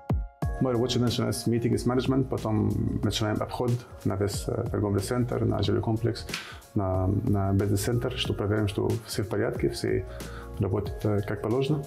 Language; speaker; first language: Russian; non-native, fluent; Arabic